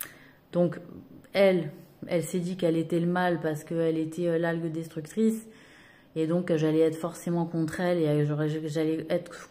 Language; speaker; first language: French; native; French